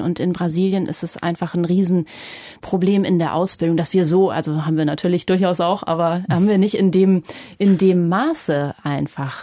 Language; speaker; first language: German; native; German